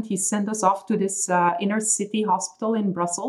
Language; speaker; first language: English; non-native, fluent; Dutch